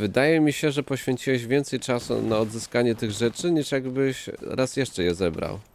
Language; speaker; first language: Polish; native; Polish